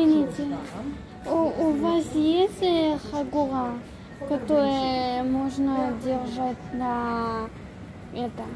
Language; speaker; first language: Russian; early bilingual, heritage; Hebrew